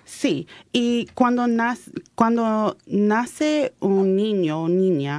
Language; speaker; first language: Spanish; early bilingual, heritage; Spanish